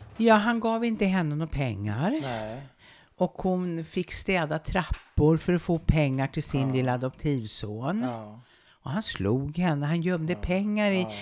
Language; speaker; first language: Swedish; native; Swedish